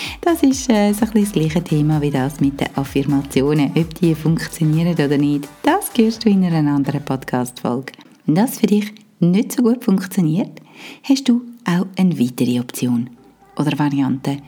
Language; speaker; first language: German; native; German